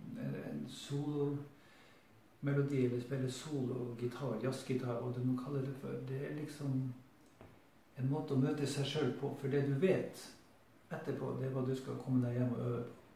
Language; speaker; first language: Norwegian; native; Norwegian